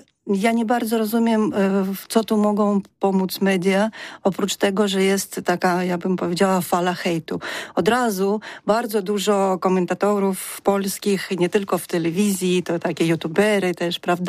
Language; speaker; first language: Polish; non-native, fluent; Ukrainian